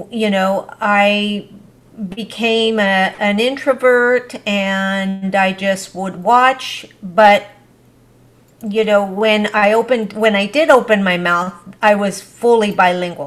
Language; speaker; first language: English; early bilingual, other home language; Spanish